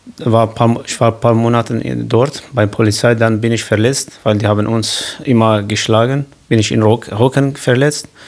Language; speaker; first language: German; non-native, learner; Kurdish